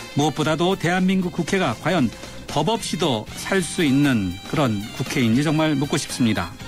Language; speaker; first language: Korean; native; Korean